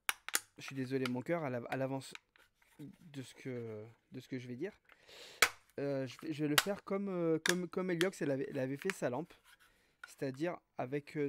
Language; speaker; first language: French; native; French